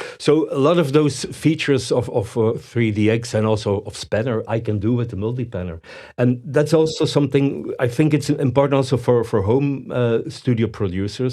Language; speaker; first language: English; non-native, fluent; Dutch